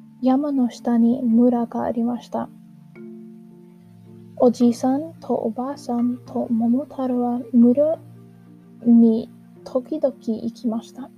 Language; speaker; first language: Japanese; non-native, learner; English